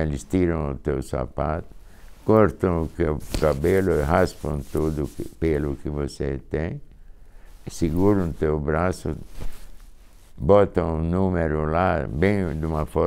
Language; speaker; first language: Portuguese; non-native, fluent; Hungarian